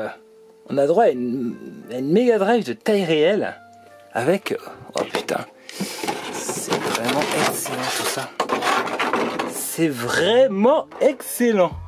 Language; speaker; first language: French; native; French